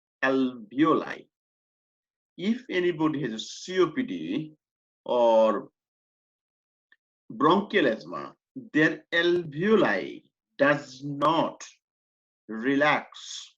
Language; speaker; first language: English; non-native, fluent; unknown